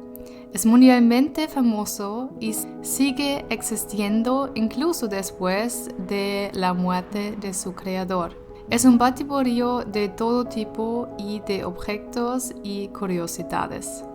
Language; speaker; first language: Spanish; non-native, fluent; German